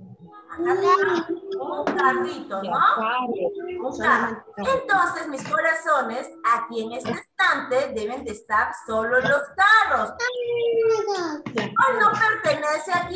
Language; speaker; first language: Spanish; native; Spanish